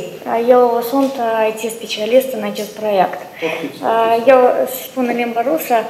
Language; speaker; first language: Romanian; non-native, local second language; Russian